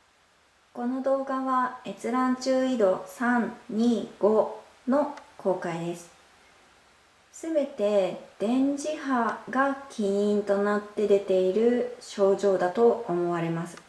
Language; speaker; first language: Japanese; native; Japanese